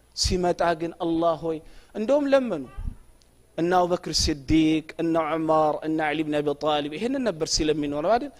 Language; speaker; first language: Amharic; non-native, local second language; Oromo